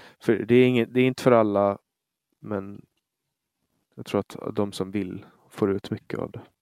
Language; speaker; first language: Swedish; native; Swedish